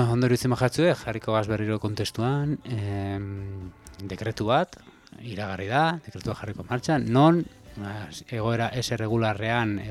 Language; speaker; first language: Basque; native; Basque